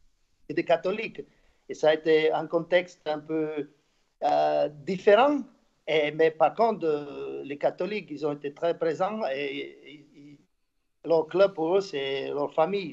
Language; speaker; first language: French; non-native, fluent; Slovak